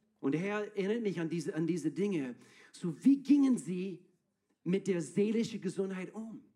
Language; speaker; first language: German; non-native, fluent; English